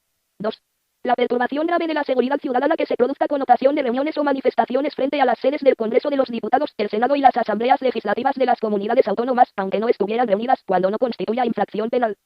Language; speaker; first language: Spanish; native; Spanish